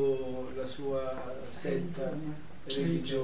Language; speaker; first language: Italian; non-native, fluent; Arabic